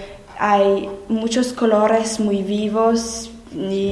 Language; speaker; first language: Spanish; non-native, learner; English